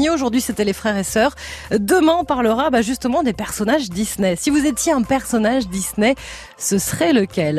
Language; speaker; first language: French; native; French